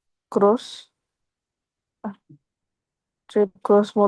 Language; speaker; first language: German; non-native, learner; Indonesian